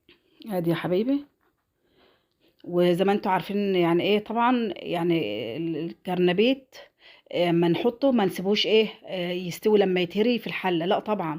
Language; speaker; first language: Arabic; native; Arabic